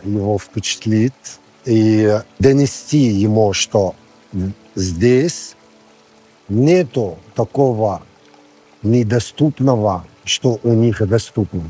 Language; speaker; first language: Russian; non-native, fluent; Arabic